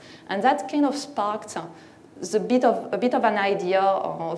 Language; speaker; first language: English; non-native, fluent; French